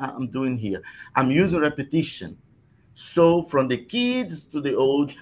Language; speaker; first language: English; non-native, fluent; Portuguese